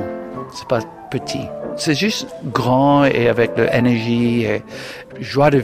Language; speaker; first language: French; non-native, learner; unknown